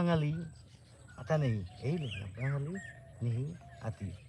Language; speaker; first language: Hindi; non-native, learner; Bangla